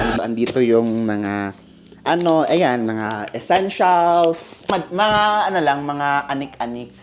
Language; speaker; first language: Filipino; native; Filipino